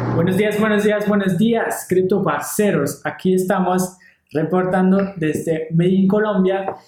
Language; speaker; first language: Spanish; non-native, fluent; English